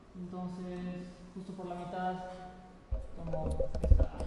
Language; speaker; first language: Spanish; native; Spanish